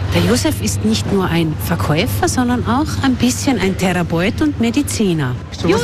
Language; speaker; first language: German; native; German